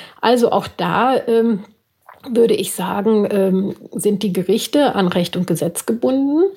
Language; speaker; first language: German; native; German